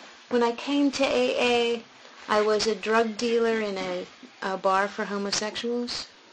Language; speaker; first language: English; native; English